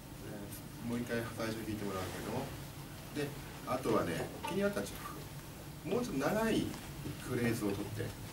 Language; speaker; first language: Japanese; non-native, fluent; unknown